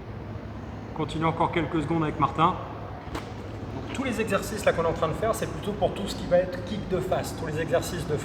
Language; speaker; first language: French; native; French